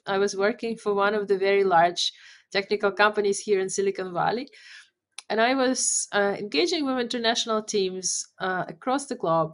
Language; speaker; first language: English; non-native, fluent; Polish